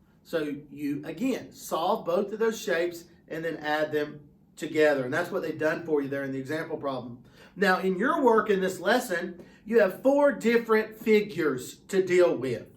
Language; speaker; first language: English; native; English